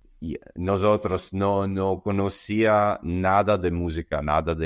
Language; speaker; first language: Spanish; non-native, learner; Italian